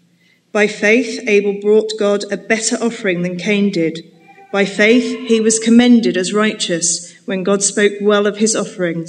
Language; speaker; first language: English; native; English